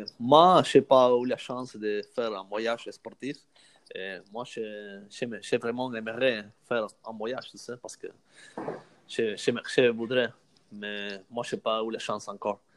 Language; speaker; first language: French; non-native, learner; Spanish